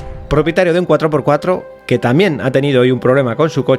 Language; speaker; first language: Spanish; native; Spanish